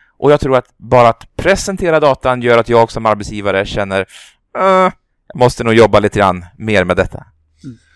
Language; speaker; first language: Swedish; native; Swedish